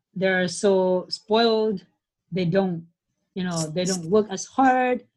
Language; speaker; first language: English; non-native, fluent; Lao